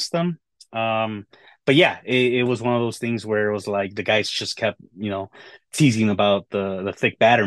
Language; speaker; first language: English; native; English